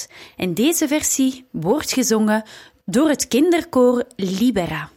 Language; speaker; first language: Dutch; native; Dutch